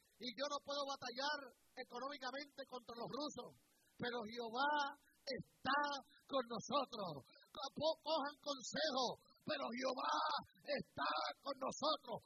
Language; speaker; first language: Spanish; native; Spanish